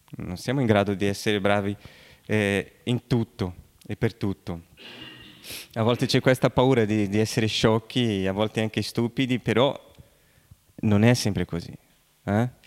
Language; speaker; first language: Italian; non-native, fluent; Portuguese